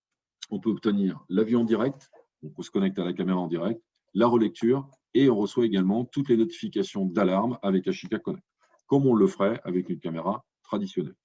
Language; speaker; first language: French; native; French